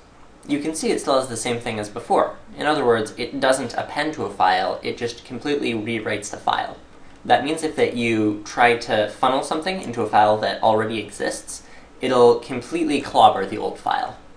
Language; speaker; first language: English; native; English